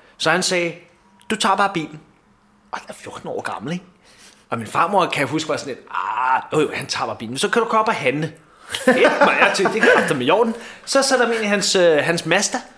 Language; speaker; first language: Danish; native; Danish